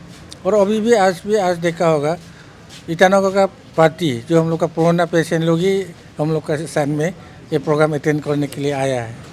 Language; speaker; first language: Hindi; non-native, local second language; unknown